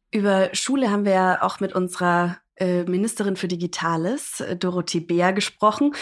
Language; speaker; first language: German; early bilingual, other home language; English